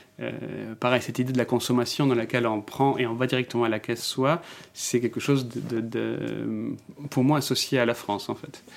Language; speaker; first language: French; non-native, fluent; Spanish